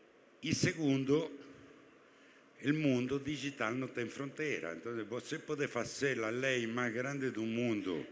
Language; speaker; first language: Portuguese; non-native, fluent; Spanish